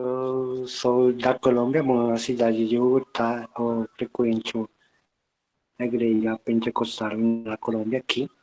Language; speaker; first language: Portuguese; non-native, learner; Spanish